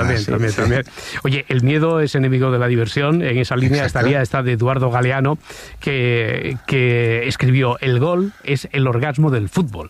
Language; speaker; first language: Spanish; native; Spanish